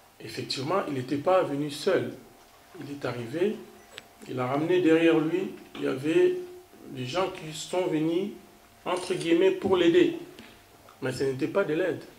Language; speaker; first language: French; non-native, local second language; Kongo